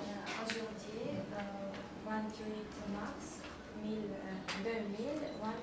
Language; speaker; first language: French; non-native, learner; Uzbek